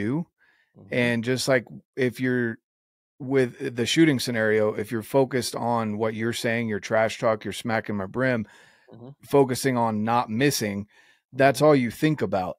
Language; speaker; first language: English; native; English